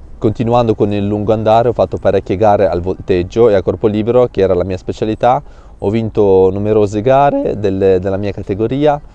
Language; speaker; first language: Italian; early bilingual, other home language; Russian